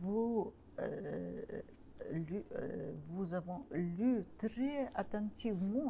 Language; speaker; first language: French; non-native, learner; Russian